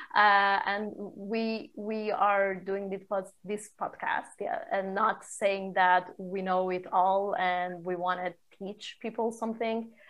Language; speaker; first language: English; non-native, fluent; Persian